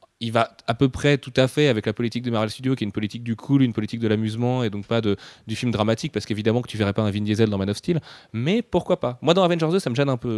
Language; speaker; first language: French; native; French